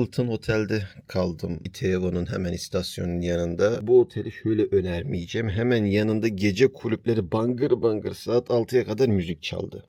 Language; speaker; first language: Turkish; native; Turkish